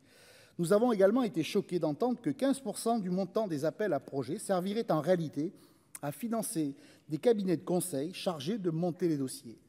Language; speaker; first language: French; native; French